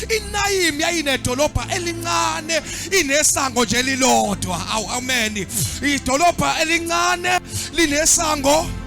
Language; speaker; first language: Zulu; native; Zulu